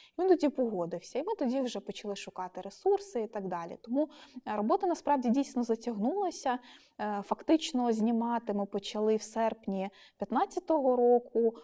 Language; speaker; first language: Ukrainian; non-native, local second language; Russian